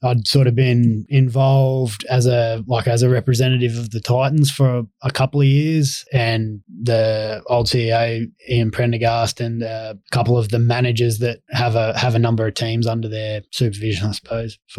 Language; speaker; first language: English; native; English